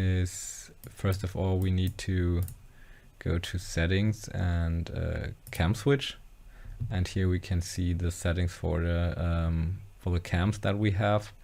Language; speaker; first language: English; non-native, fluent; German